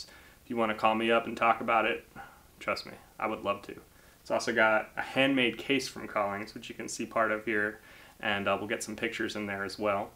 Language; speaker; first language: English; native; English